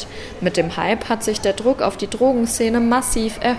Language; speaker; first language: German; native; German